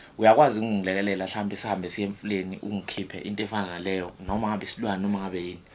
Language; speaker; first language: Zulu; native; Zulu